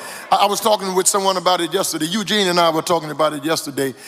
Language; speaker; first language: English; native; English